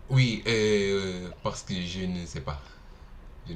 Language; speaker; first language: French; non-native, learner; Portuguese